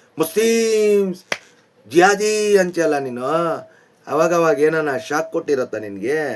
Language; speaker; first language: Kannada; non-native, local second language; Urdu